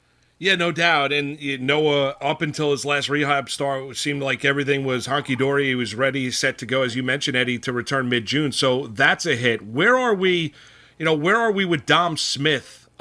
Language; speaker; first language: English; native; English